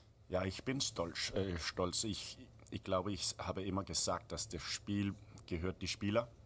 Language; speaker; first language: German; non-native, learner; Danish